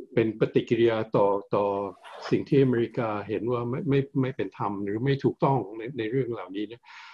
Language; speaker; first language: Thai; early bilingual, heritage; Thai